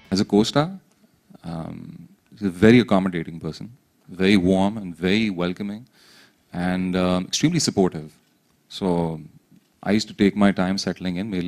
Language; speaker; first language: English; non-native, local second language; Urdu